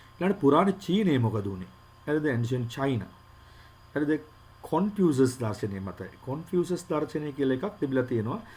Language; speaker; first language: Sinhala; native; Sinhala